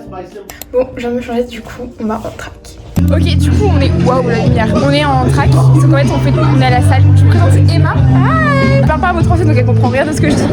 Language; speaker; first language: French; native; French